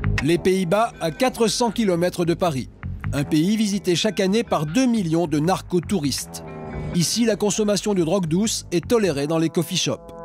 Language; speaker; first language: French; native; French